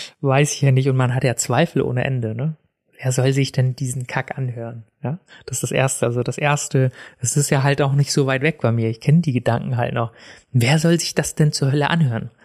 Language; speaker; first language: German; native; German